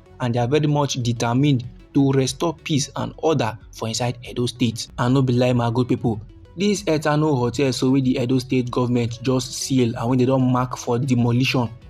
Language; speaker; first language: Nigerian Pidgin; native; Nigerian Pidgin